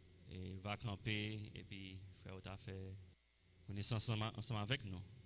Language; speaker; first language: French; native; French